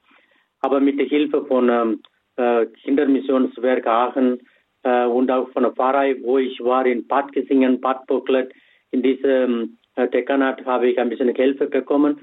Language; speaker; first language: German; non-native, fluent; Tamil